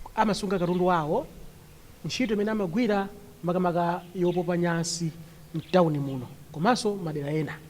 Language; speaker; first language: Nyanja; non-native, local second language; Tumbuka